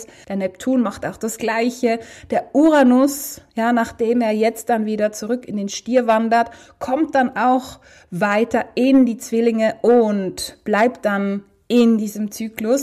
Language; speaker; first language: German; native; German